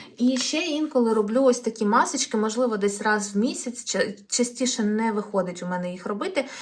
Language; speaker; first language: Ukrainian; non-native, local second language; Russian